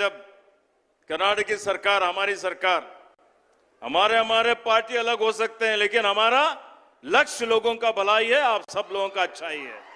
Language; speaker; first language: Hindi; non-native, local second language; Kannada